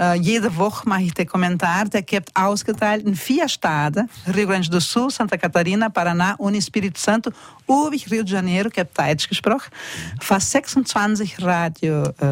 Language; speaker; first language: German; early bilingual, heritage; German